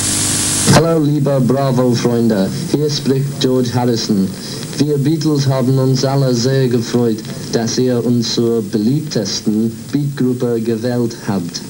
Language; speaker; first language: German; non-native, learner; English